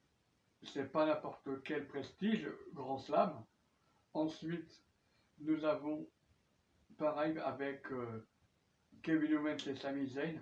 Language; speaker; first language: French; native; French